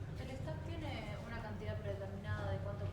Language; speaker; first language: Spanish; native; Spanish